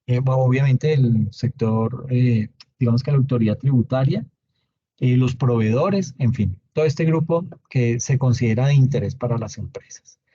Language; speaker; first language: Spanish; native; Spanish